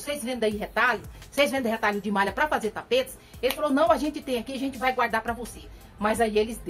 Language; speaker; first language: Portuguese; native; Portuguese